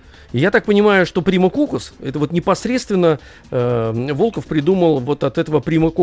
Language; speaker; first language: Russian; native; Russian